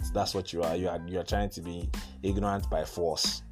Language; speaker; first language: English; non-native, local second language; Igbo